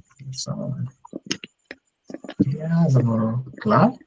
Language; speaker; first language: German; non-native, fluent; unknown